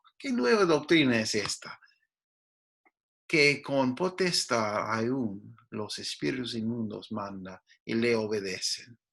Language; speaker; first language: Spanish; non-native, fluent; English